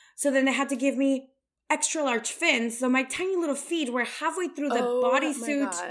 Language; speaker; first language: English; non-native, fluent; Spanish